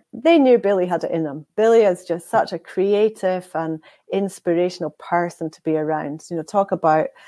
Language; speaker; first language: English; native; English